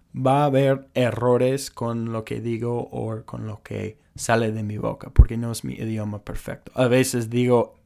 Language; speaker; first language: Spanish; non-native, fluent; English